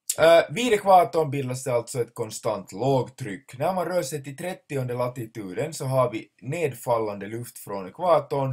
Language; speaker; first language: Swedish; native; Swedish